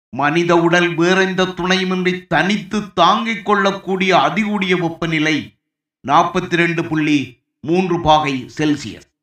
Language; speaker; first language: Tamil; native; Tamil